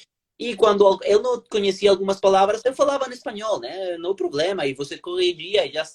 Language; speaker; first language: Portuguese; non-native, learner; Spanish